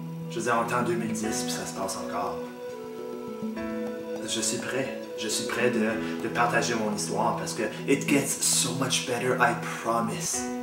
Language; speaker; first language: French; native; French